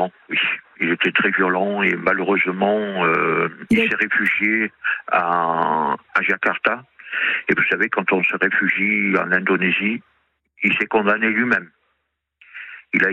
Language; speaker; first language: French; native; French